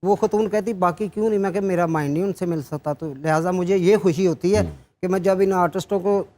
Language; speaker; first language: Urdu; non-native, local second language; Punjabi